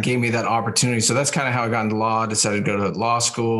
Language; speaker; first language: English; native; English